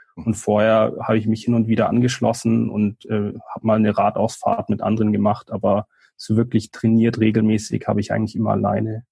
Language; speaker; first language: German; native; German